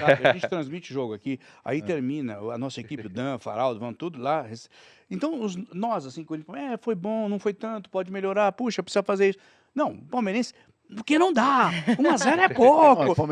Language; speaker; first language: Portuguese; native; Portuguese